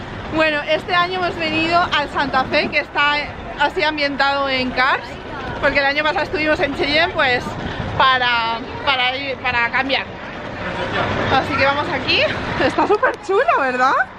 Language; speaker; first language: Spanish; native; Spanish